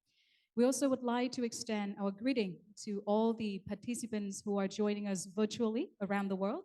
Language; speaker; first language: English; non-native, local second language; Vietnamese